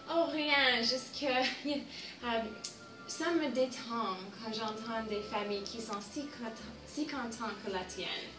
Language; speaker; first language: French; non-native, learner; English